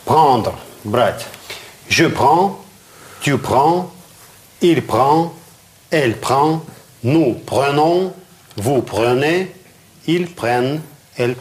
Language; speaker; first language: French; non-native, fluent; Russian